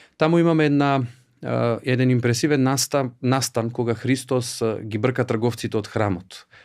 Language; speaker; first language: Macedonian; native; Macedonian